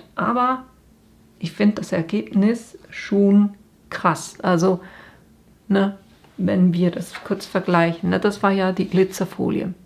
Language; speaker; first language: German; native; German